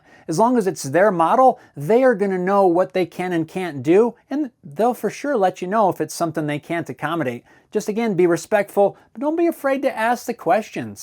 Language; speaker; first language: English; native; English